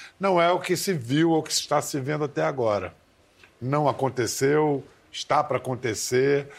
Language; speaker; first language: Portuguese; native; Portuguese